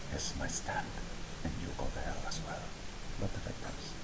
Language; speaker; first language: English; non-native, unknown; Spanish